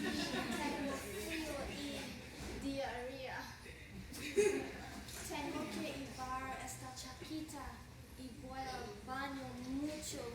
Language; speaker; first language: Spanish; non-native, learner; English